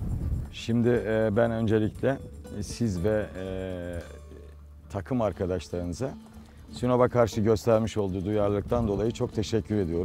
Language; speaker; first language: Turkish; native; Turkish